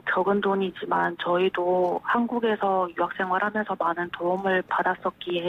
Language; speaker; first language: Korean; non-native, fluent; Chinese